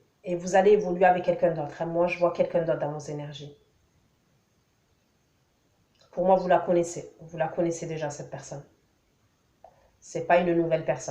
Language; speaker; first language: French; native; French